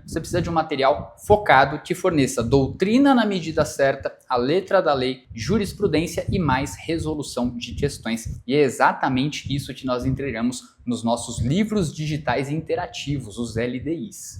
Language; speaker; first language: Portuguese; native; Portuguese